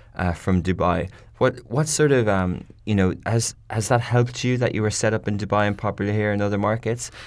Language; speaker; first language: English; native; English